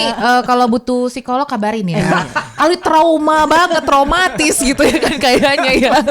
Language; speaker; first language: Indonesian; native; Indonesian